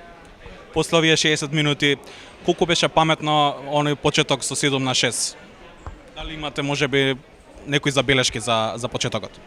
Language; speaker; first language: Macedonian; native; Macedonian